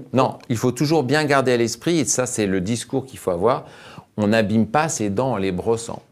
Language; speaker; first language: French; native; French